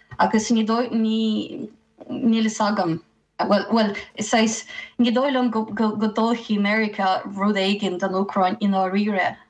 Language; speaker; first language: Irish; non-native, fluent; Ukrainian